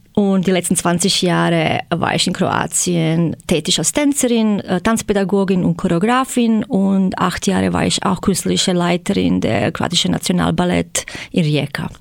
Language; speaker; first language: German; non-native, fluent; Croatian